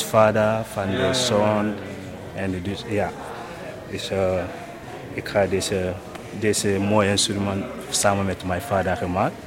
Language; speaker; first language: Dutch; non-native, learner; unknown